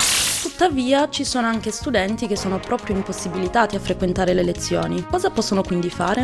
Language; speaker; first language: Italian; native; Italian